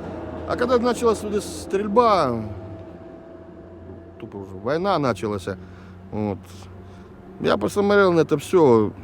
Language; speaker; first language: Russian; native; Russian